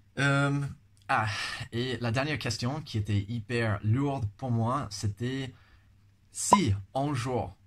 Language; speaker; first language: French; non-native, fluent; English